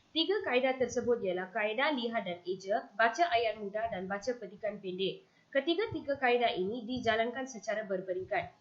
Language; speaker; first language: Malay; non-native, local second language; Tamil